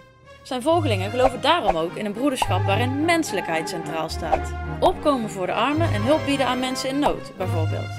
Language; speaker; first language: Dutch; native; Dutch